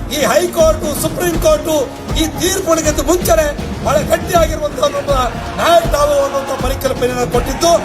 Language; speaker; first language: Kannada; non-native, local second language; Lambadi